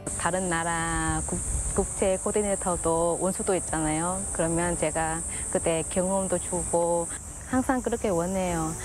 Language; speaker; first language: Korean; non-native, fluent; Vietnamese